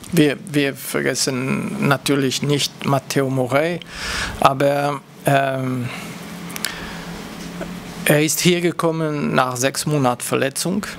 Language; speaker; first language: German; non-native, local second language; French